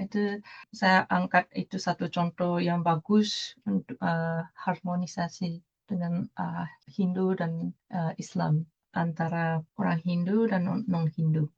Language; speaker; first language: Indonesian; non-native, fluent; Japanese